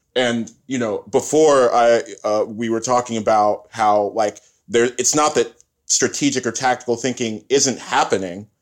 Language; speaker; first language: English; early bilingual, other home language; Yoruba